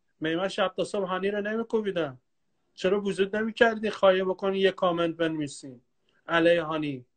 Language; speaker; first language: Persian; non-native, local second language; Kurdish